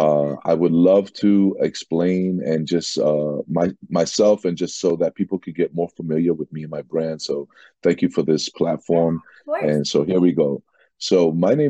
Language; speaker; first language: English; native; English